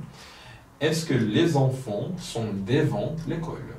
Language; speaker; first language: French; non-native, local second language; Kinyarwanda